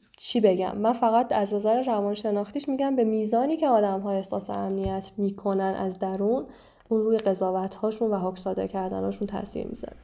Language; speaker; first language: Persian; native; Persian